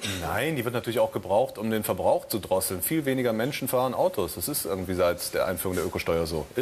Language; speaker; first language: German; native; German